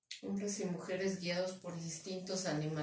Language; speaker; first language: Spanish; native; Spanish